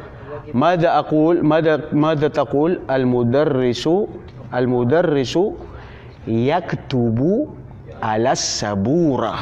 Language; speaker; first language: Arabic; non-native, fluent; Filipino